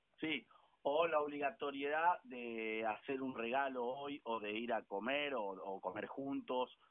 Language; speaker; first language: Spanish; native; Spanish